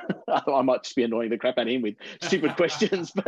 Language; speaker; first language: English; native; English